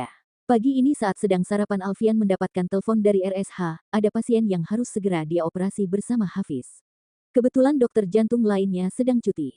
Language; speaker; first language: Indonesian; native; Indonesian